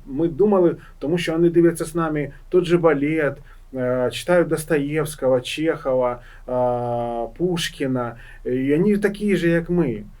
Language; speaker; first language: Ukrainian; non-native, local second language; Russian